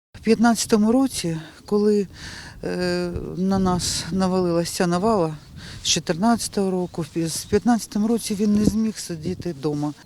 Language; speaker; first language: Ukrainian; native; Ukrainian